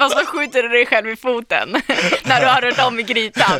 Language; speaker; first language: Swedish; native; Swedish